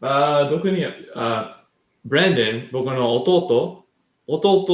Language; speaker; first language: Japanese; non-native, learner; English